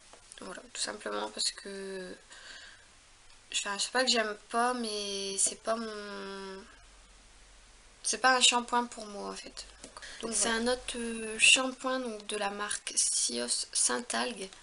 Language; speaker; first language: French; native; French